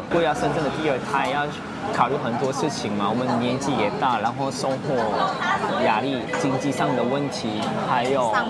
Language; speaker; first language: Chinese; non-native, fluent; Korean